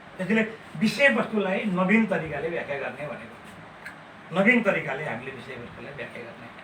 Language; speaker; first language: Nepali; native; Nepali